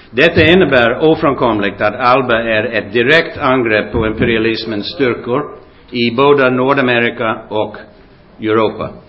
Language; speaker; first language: Swedish; non-native, fluent; English